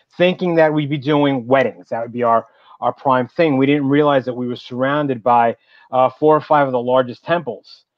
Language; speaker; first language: English; native; English